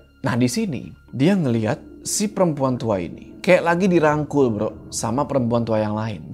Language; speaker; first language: Indonesian; native; Indonesian